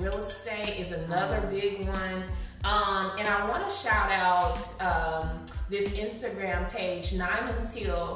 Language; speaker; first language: English; native; English